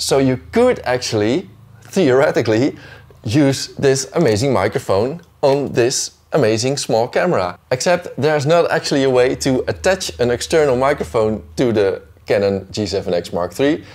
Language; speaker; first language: English; non-native, fluent; Dutch